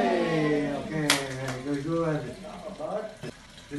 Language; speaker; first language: English; non-native, learner; Indonesian